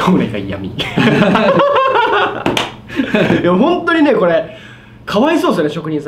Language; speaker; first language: Japanese; native; Japanese